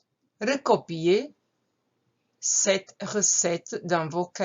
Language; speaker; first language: French; non-native, fluent; Croatian